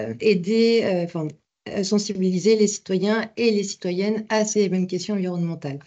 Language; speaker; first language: French; native; French